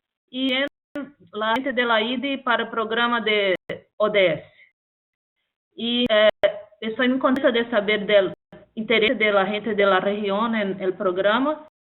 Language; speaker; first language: Spanish; non-native, fluent; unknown